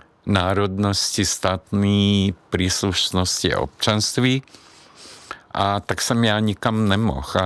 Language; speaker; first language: Czech; non-native, fluent; Hungarian